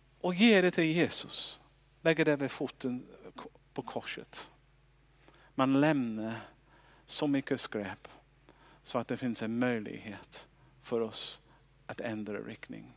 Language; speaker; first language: Swedish; non-native, fluent; English